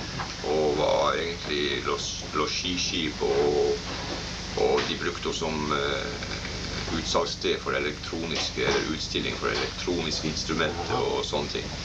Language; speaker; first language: Norwegian; native; Norwegian